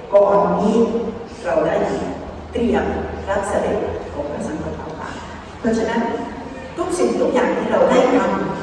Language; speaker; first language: Thai; non-native, fluent; Spanish